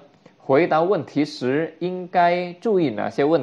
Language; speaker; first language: Chinese; non-native, fluent; Indonesian